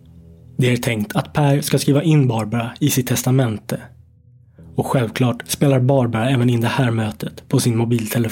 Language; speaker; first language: Swedish; native; Swedish